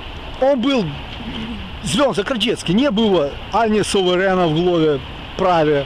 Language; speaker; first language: Polish; non-native, fluent; Ukrainian